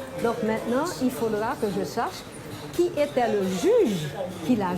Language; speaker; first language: French; non-native, local second language; Haitian Creole